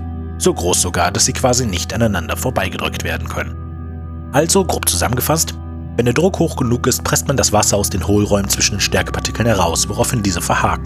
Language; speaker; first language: German; native; German